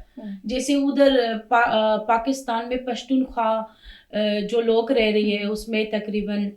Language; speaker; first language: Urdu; non-native, fluent; Persian